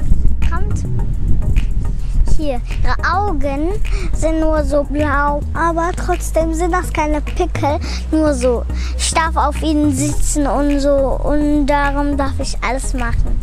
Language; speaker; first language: German; early bilingual, other home language; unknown